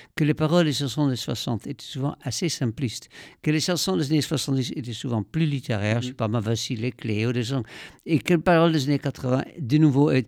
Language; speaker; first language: French; non-native, fluent; Dutch